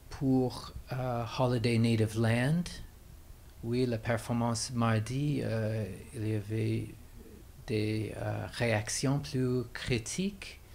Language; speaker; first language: French; non-native, fluent; English